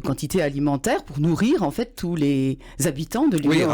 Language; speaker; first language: French; native; French